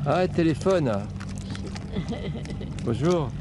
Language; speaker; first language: French; native; French